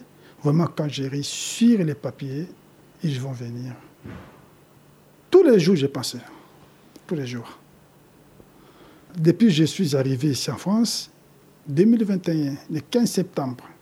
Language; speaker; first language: French; non-native, local second language; Lingala